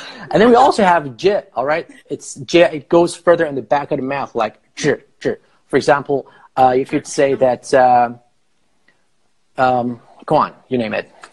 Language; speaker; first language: English; non-native, fluent; Persian